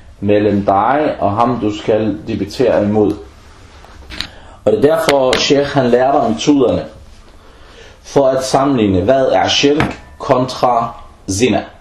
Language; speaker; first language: Danish; early bilingual, other home language; Arabic